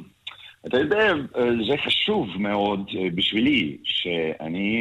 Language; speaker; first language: Hebrew; non-native, learner; Russian